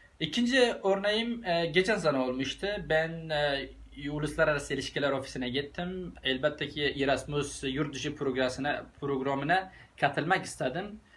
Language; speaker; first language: Turkish; non-native, fluent; Persian